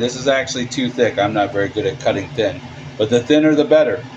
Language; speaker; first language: English; native; English